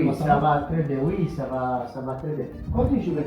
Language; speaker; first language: French; non-native, fluent; Italian